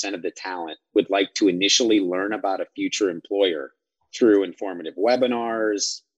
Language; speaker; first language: English; native; English